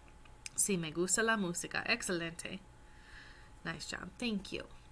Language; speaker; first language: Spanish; non-native, fluent; English